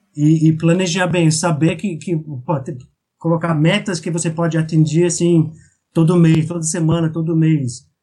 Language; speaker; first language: Portuguese; non-native, fluent; English